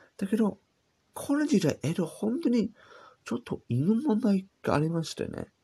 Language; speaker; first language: Japanese; non-native, learner; English